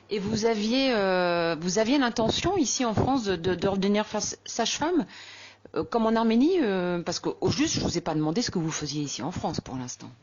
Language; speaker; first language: French; native; French